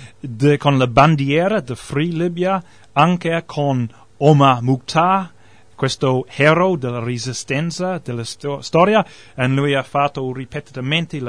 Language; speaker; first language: Italian; non-native, learner; English